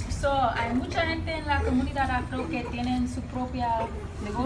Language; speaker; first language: Spanish; non-native, learner; English